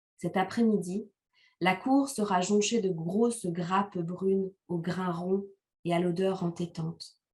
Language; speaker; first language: French; non-native, local second language; Kinyarwanda